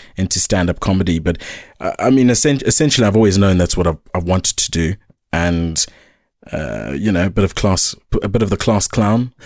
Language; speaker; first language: English; native; English